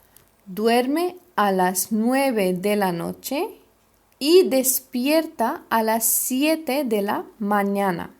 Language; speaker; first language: Spanish; non-native, fluent; Hindi